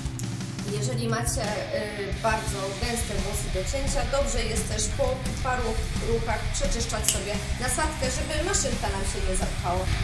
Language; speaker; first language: Polish; native; Polish